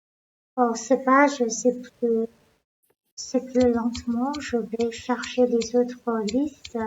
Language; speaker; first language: French; non-native, learner; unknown